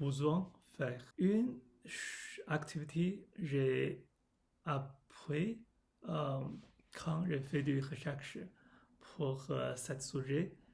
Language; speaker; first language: French; non-native, learner; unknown